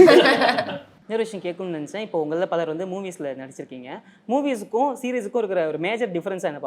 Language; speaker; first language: Tamil; native; Tamil